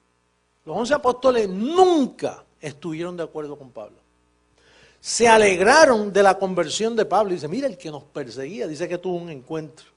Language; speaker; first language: Spanish; native; Spanish